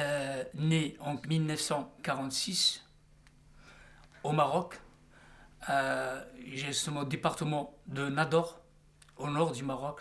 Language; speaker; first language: French; non-native, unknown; Riffian